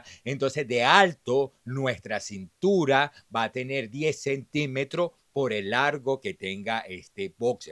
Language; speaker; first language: Spanish; native; Spanish